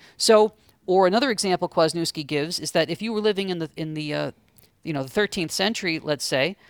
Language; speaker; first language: English; native; English